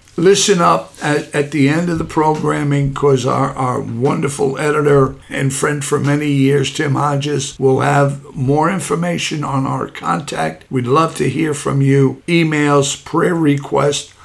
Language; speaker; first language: English; native; English